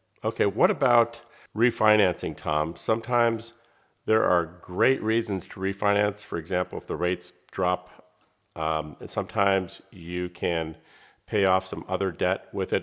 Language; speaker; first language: English; native; English